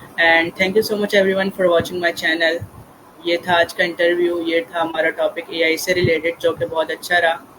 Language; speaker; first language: Urdu; native; Urdu